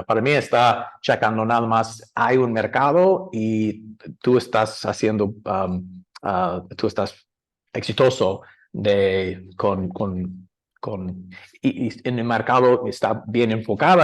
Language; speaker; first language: Spanish; non-native, learner; English